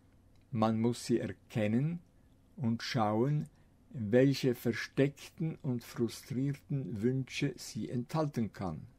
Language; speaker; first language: German; non-native, fluent; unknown